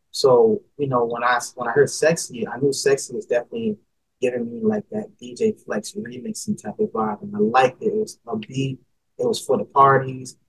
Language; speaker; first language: English; native; English